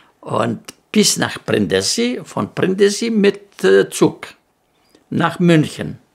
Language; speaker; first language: German; non-native, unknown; Greek